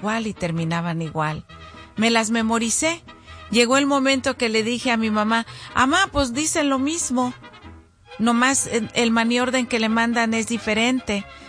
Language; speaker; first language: Spanish; native; Spanish